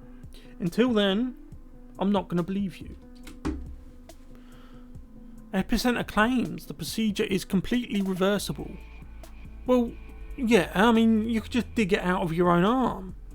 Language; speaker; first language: English; native; English